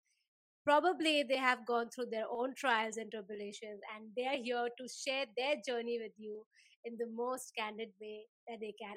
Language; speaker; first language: English; non-native, local second language; Hindi